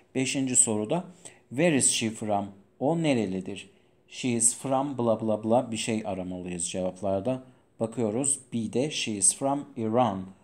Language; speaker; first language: Turkish; non-native, fluent; Persian